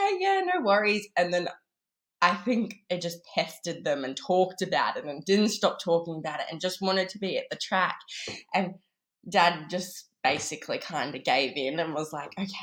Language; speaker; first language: English; native; English